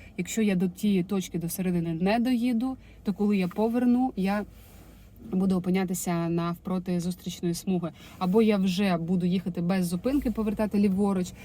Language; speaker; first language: Ukrainian; non-native, local second language; Russian